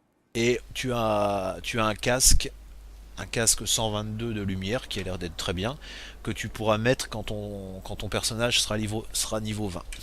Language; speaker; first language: French; native; French